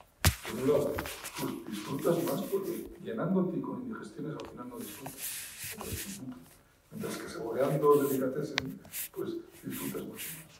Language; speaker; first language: Spanish; native; Spanish